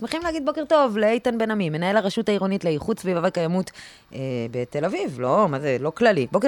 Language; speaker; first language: Hebrew; native; Hebrew